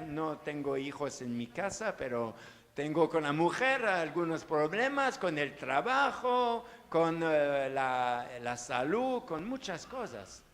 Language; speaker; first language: Spanish; non-native, learner; French